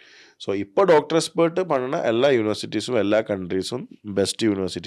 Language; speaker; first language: Tamil; non-native, learner; Malayalam